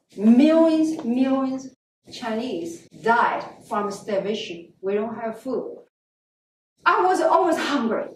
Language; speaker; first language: English; non-native, learner; Chinese